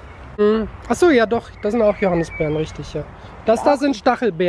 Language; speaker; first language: German; native; German